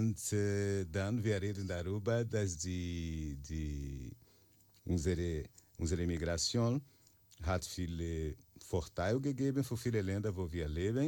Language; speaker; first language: German; non-native, learner; Portuguese